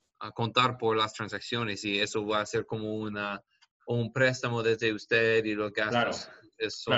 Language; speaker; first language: Spanish; non-native, learner; English